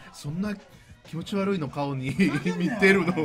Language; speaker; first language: Japanese; non-native, learner; Spanish